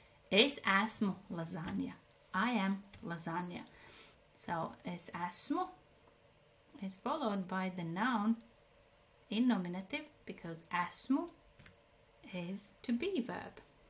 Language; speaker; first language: English; non-native, fluent; Latvian